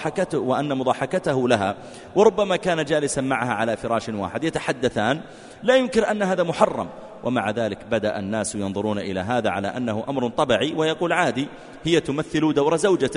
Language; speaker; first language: Arabic; native; Arabic